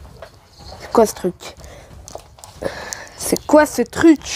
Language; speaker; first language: French; native; French